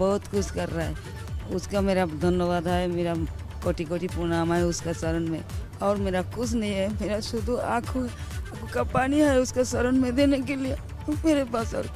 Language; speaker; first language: Hindi; non-native, local second language; Bangla